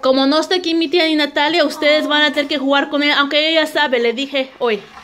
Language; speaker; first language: Spanish; early bilingual, heritage; Spanish